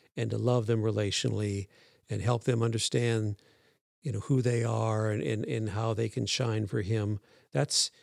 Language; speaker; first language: English; native; English